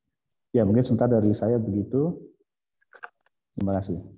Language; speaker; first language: Indonesian; native; Indonesian